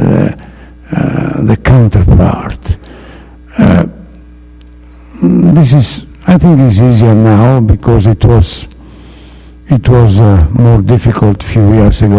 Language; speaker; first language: English; non-native, fluent; Italian